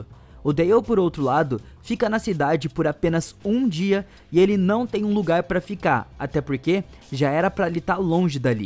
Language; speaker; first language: Portuguese; native; Portuguese